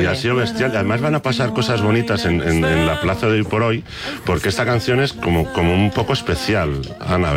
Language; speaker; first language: Spanish; native; Spanish